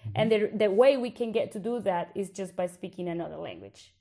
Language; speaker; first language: English; non-native, fluent; Spanish